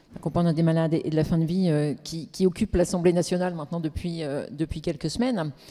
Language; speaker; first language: French; native; French